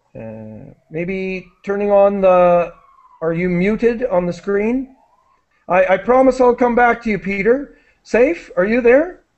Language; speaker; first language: English; native; English